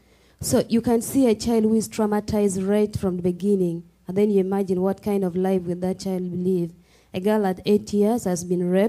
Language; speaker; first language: English; non-native, local second language; Acoli